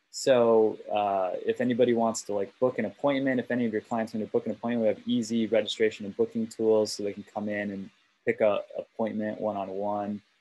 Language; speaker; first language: English; native; English